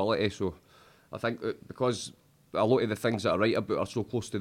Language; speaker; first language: English; native; English